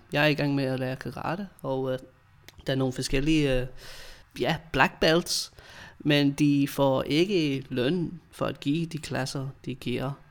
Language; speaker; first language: Danish; non-native, fluent; English